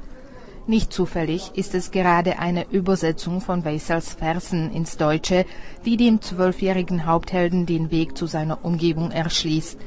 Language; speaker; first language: German; non-native, fluent; Czech